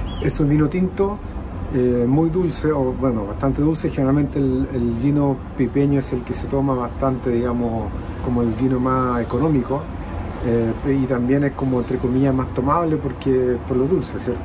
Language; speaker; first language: Spanish; native; Spanish